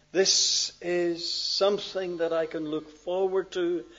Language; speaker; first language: English; native; English